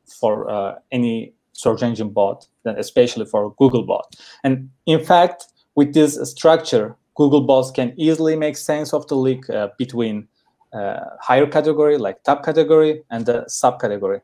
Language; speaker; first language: English; non-native, learner; Turkish